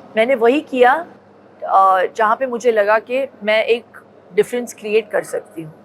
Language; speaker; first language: Hindi; non-native, local second language; Tulu